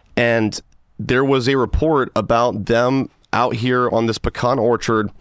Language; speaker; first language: English; native; English